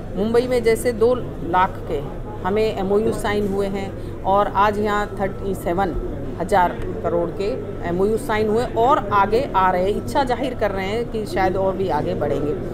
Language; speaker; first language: Hindi; native; Hindi